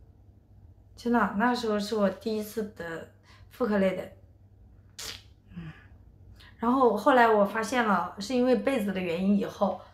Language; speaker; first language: Chinese; native; Chinese